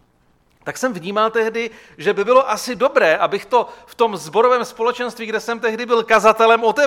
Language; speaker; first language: Czech; native; Czech